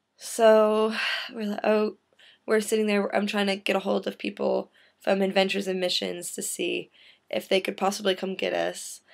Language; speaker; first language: English; native; English